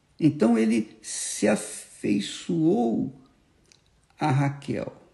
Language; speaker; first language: Portuguese; native; Portuguese